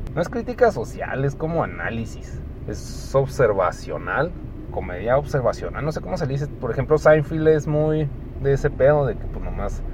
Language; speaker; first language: Spanish; native; Spanish